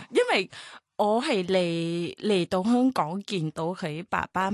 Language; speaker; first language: Cantonese; non-native, learner; Thai